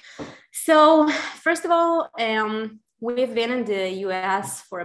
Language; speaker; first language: English; non-native, fluent; Hebrew